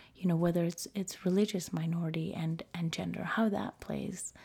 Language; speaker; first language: English; early bilingual, other home language; Spanish